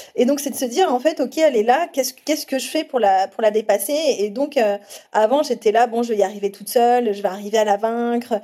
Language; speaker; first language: French; native; French